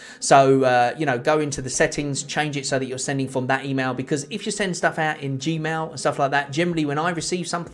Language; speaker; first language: English; native; English